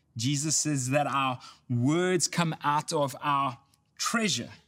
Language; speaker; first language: English; native; English